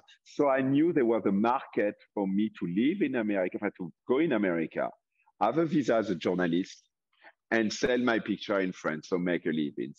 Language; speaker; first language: English; non-native, fluent; French